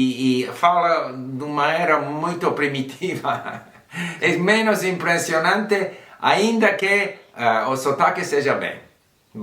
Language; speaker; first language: Portuguese; non-native, learner; English